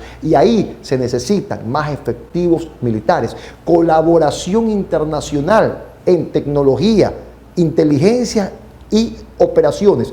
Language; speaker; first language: Spanish; native; Spanish